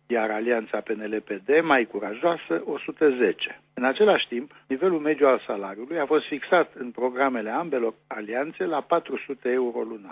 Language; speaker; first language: Romanian; native; Romanian